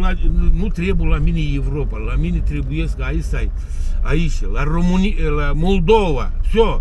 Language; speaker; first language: Romanian; non-native, local second language; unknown